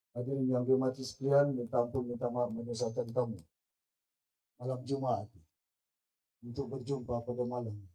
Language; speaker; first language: Malay; non-native, local second language; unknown